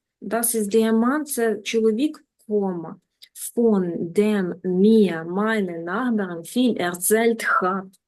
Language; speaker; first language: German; non-native, fluent; Ukrainian